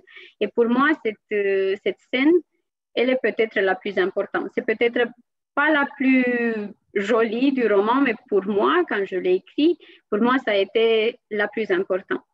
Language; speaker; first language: French; non-native, fluent; Romanian